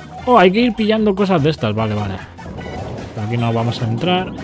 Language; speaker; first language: Spanish; native; Spanish